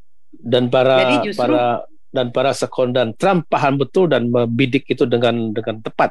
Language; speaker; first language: Indonesian; native; Indonesian